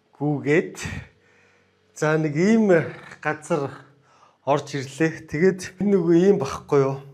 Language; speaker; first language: Mongolian; native; Mongolian